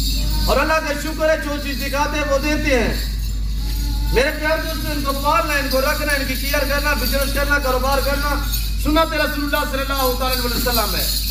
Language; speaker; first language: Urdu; non-native, local second language; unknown